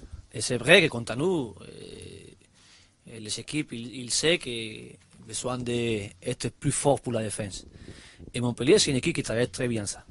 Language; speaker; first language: French; non-native, learner; Spanish